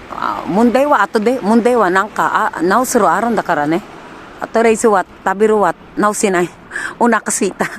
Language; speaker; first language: Japanese; non-native, learner; Filipino